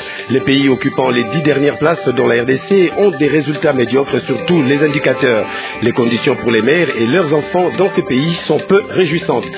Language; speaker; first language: French; non-native, local second language; Lingala